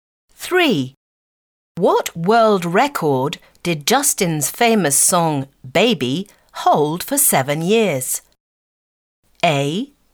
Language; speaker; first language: English; native; English